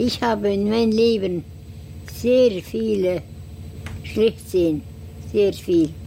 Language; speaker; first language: German; non-native, learner; Estonian